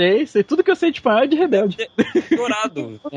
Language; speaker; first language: Portuguese; native; Portuguese